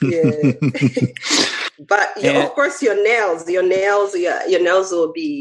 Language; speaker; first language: English; non-native, local second language; Kinyarwanda